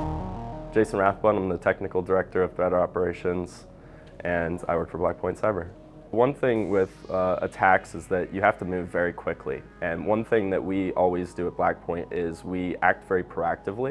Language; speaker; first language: English; native; English